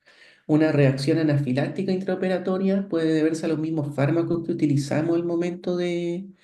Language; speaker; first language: Spanish; native; Spanish